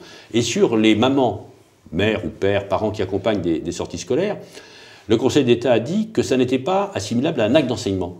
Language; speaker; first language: French; native; French